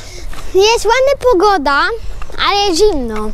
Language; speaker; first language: Polish; early bilingual, heritage; Polish